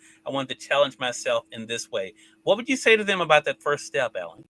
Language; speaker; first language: English; native; English